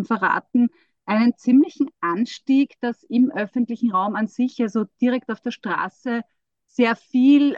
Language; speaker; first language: German; native; German